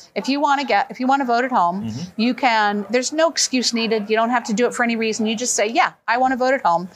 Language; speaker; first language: English; native; English